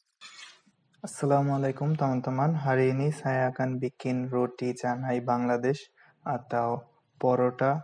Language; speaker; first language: Indonesian; non-native, fluent; Bangla